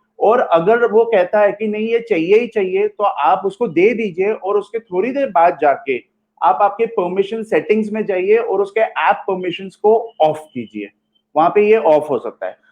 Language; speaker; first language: Hindi; non-native, local second language; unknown